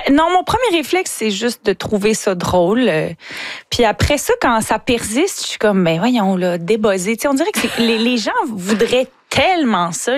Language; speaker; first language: French; native; French